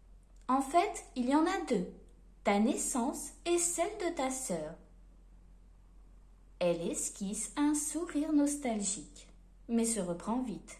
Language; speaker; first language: French; native; French